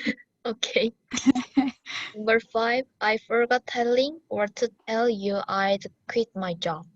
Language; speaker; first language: English; non-native, learner; Korean